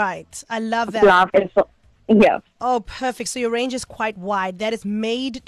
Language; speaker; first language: English; native; English